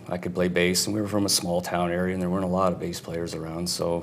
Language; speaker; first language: English; native; English